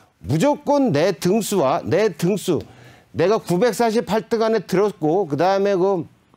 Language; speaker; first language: Korean; native; Korean